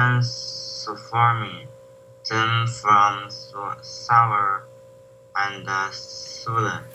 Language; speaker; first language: English; non-native, learner; Chinese